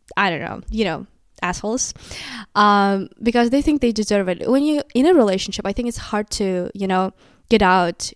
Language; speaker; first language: English; non-native, fluent; Kazakh